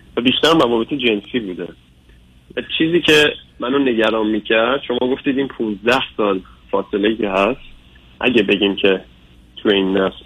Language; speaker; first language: Persian; early bilingual, other home language; English